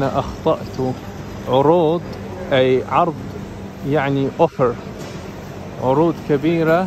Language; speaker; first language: Arabic; non-native, fluent; Russian